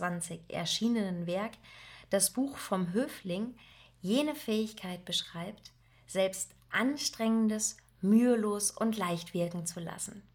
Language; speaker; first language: German; native; German